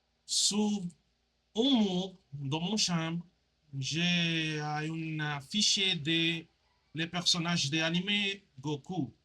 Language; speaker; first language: French; non-native, learner; Spanish